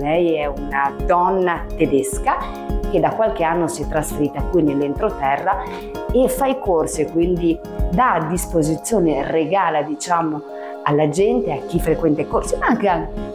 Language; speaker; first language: Italian; native; Italian